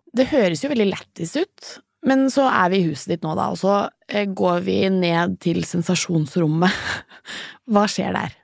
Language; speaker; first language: Norwegian; native; Norwegian